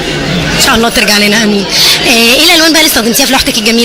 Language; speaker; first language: Arabic; native; Arabic